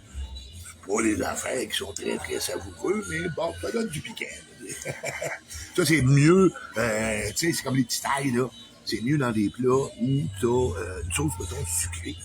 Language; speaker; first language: French; native; French